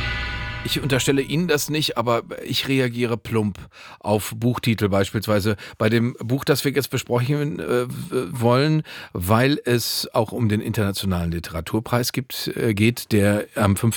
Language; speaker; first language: German; native; German